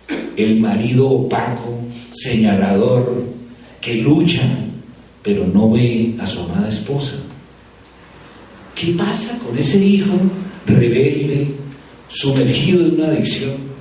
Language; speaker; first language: Spanish; native; Spanish